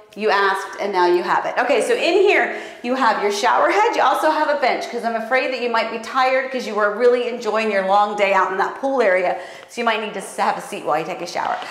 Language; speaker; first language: English; native; English